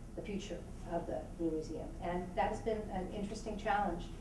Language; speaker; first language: English; native; English